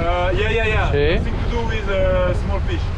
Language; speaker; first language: English; non-native, learner; French